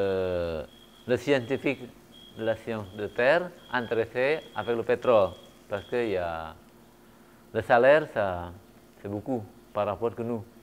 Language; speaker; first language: French; non-native, fluent; Indonesian